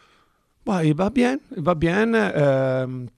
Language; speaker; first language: French; non-native, learner; Italian